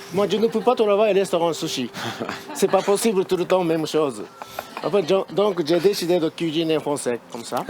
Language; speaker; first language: French; non-native, learner; Japanese